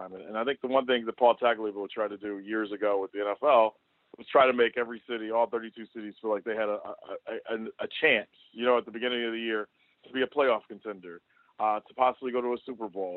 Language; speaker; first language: English; native; English